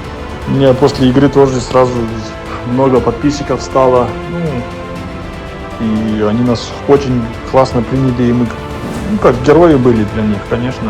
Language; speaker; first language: Russian; early bilingual, heritage; German